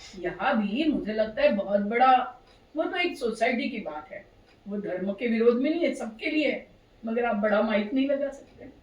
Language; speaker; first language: Hindi; non-native, local second language; Marathi